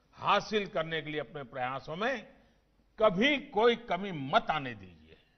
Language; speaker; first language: Hindi; non-native, local second language; Gujarati